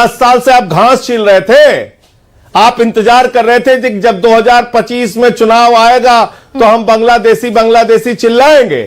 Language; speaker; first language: Hindi; native; Hindi